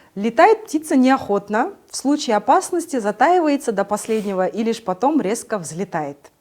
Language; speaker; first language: Russian; non-native, local second language; Kazakh